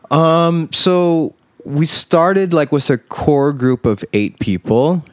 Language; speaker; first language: English; native; English